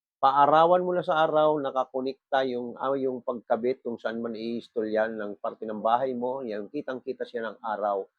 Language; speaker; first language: Filipino; non-native, local second language; Bikol